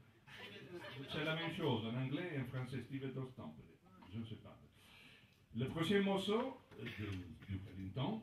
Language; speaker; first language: French; non-native, learner; Italian